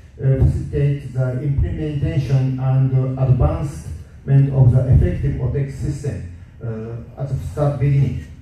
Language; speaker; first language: English; non-native, learner; Japanese